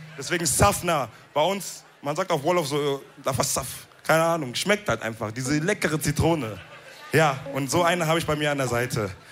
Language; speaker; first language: German; early bilingual, other home language; Wolof